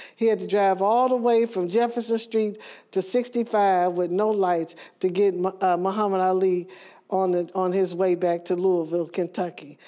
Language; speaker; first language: English; native; English